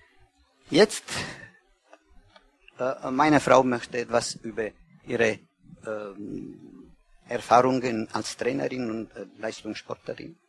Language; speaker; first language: German; non-native, learner; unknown